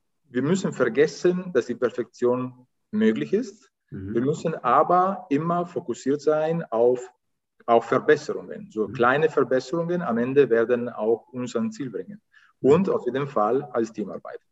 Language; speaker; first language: German; non-native, fluent; Italian